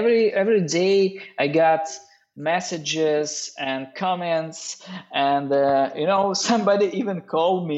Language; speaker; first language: English; non-native, learner; Russian